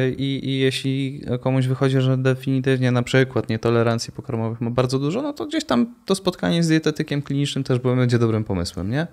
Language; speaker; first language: Polish; native; Polish